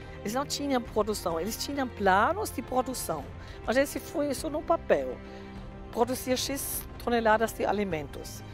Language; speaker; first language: Portuguese; non-native, fluent; German